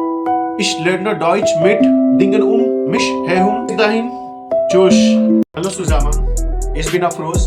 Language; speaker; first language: German; non-native, learner; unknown